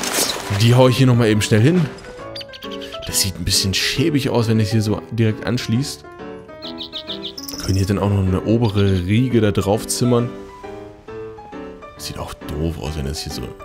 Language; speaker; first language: German; native; German